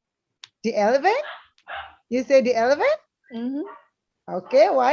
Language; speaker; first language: English; non-native, learner; Indonesian